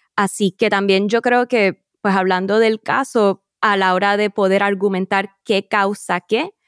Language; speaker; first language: Spanish; native; Spanish